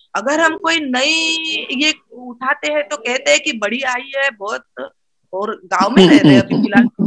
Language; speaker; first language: Hindi; non-native, local second language; Marathi